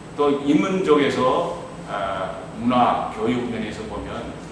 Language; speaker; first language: Korean; non-native, fluent; Chinese